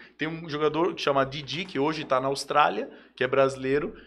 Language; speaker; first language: Portuguese; native; Portuguese